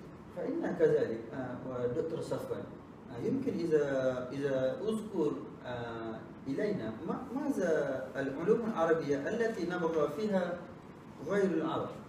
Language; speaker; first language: Arabic; non-native, learner; Malay